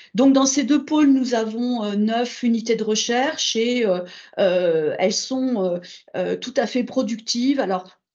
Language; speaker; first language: French; native; French